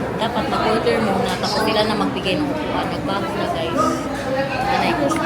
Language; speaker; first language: Filipino; non-native, local second language; Cebuano